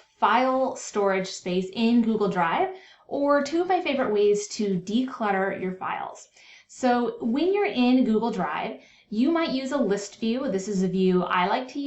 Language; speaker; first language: English; native; English